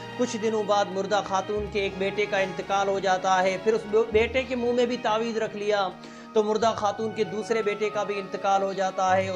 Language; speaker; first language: Hindi; native; Hindi